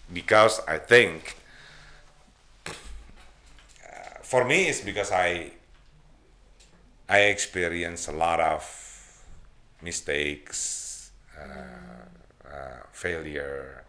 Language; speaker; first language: English; non-native, fluent; Indonesian